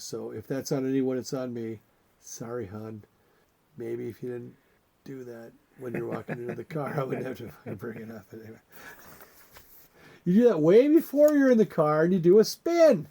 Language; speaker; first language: English; native; English